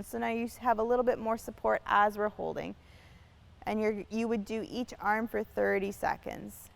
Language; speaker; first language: English; native; English